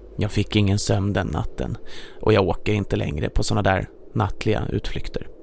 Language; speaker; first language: Swedish; native; Swedish